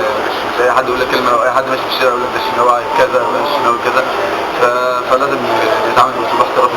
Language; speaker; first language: Arabic; native; Arabic